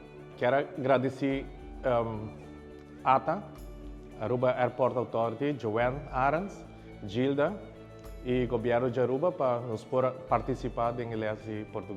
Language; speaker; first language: Portuguese; non-native, learner; Papiamento